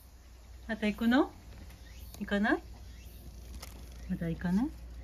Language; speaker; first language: Japanese; native; Japanese